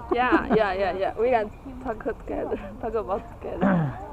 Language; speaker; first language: English; non-native, learner; Chinese